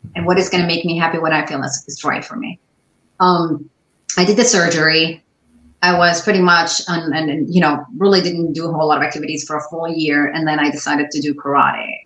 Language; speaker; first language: English; non-native, fluent; Arabic